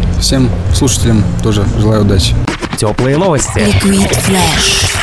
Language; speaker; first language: Russian; native; Russian